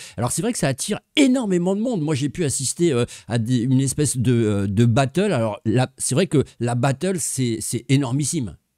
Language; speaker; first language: French; native; French